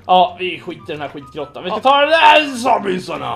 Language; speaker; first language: Swedish; native; Swedish